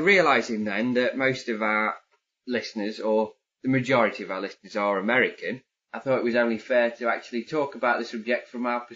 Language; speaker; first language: English; native; English